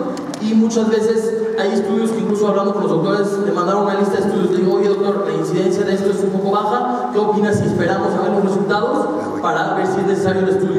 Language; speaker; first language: Spanish; native; Spanish